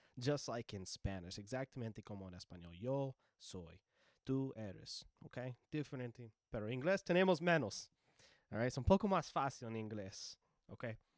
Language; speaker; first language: Spanish; non-native, learner; English